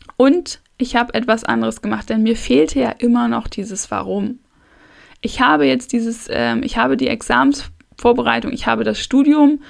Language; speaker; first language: German; native; German